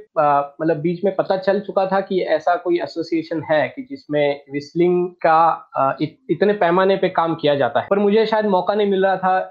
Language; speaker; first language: Hindi; non-native, local second language; Marathi